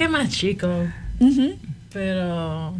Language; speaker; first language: Spanish; early bilingual, heritage; Spanish